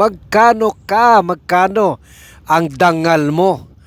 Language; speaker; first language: Filipino; native; Filipino